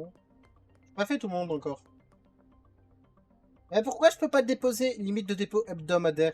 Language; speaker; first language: French; native; French